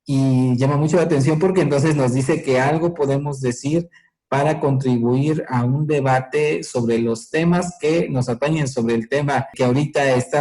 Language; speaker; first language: Spanish; native; Spanish